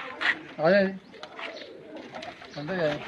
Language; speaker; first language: Hindi; non-native, local second language; Punjabi